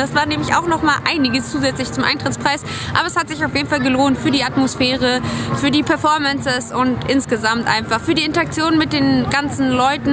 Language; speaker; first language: German; native; German